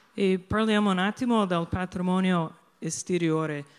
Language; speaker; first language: Italian; non-native, fluent; English